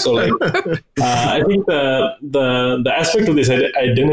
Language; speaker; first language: English; native; English